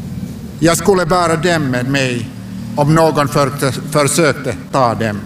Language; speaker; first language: Swedish; non-native, local second language; Finnish